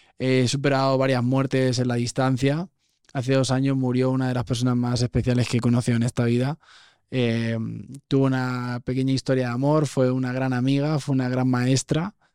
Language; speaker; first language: Spanish; native; Spanish